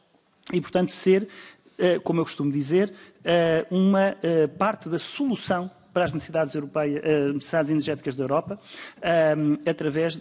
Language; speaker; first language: Portuguese; native; Portuguese